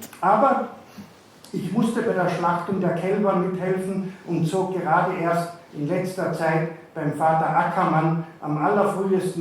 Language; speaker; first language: German; native; German